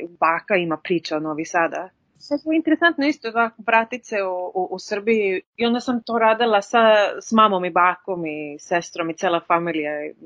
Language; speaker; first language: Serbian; early bilingual, heritage; Serbian